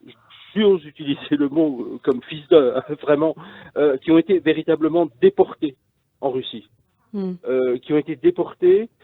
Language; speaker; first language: French; native; French